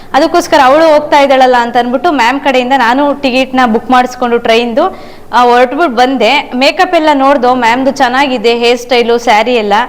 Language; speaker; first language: Kannada; native; Kannada